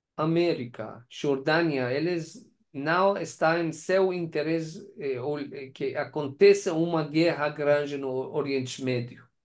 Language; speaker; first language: Portuguese; non-native, fluent; Persian